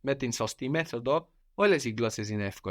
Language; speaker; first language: Greek; early bilingual, heritage; Greek